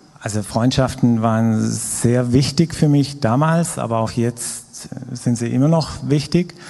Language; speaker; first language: German; native; German